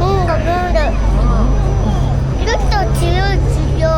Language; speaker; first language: Japanese; early bilingual, other home language; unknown